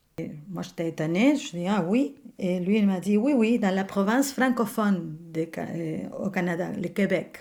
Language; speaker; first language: French; non-native, fluent; Spanish